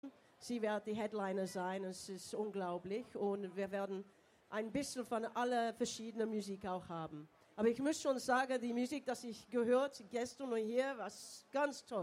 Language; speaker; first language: German; non-native, learner; English